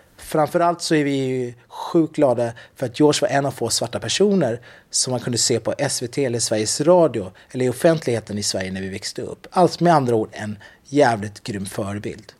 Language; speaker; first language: Swedish; native; Swedish